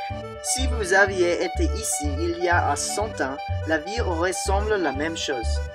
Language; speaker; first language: French; non-native, learner; English